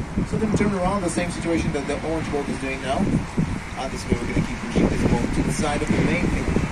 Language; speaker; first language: English; non-native, fluent; Portuguese